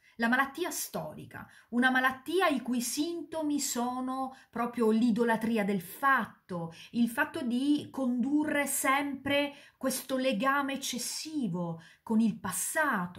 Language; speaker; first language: Italian; native; Italian